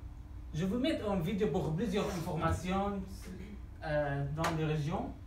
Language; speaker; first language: French; non-native, learner; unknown